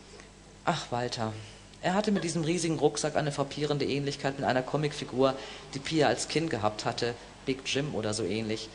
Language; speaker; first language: German; native; German